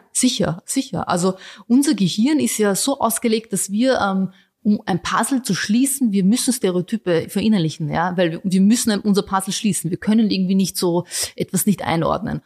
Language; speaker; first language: German; early bilingual, other home language; Bosnian